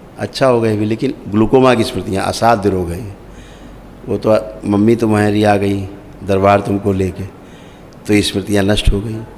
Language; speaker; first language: Hindi; native; Hindi